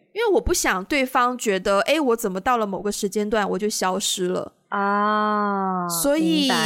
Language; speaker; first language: Chinese; native; Chinese